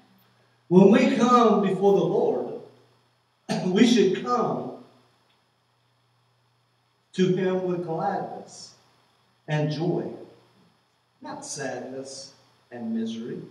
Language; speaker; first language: English; native; English